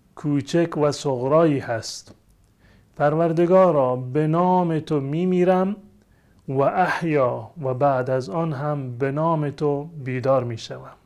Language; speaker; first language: Persian; native; Persian